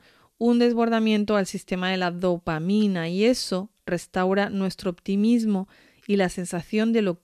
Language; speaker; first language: Spanish; native; Spanish